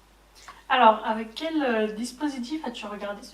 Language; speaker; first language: French; native; French